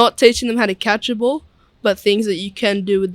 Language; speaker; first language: English; native; English